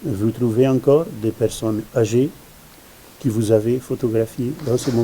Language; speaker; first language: French; non-native, learner; Portuguese